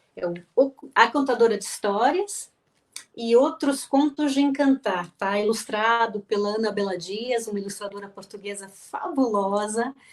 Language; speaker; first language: Portuguese; native; Portuguese